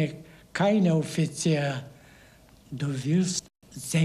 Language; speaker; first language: German; non-native, learner; Bulgarian